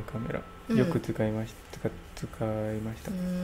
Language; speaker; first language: Japanese; non-native, learner; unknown